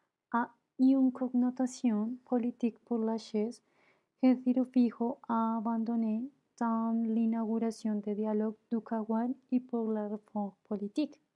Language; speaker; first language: French; non-native, learner; Spanish